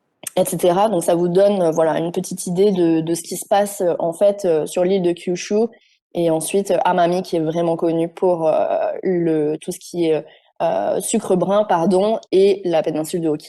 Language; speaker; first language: French; native; French